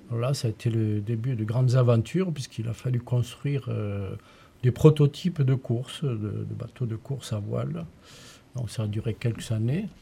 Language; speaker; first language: French; native; French